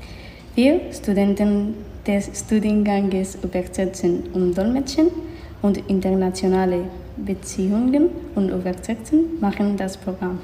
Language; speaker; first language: German; non-native, learner; Spanish